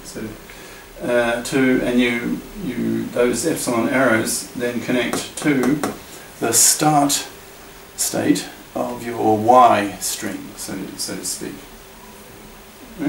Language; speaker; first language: English; native; English